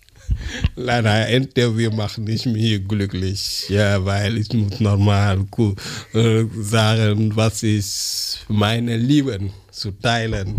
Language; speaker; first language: German; non-native, learner; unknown